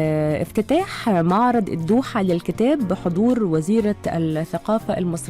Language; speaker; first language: Arabic; native; Arabic